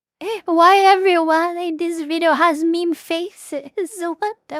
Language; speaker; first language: English; non-native, fluent; Portuguese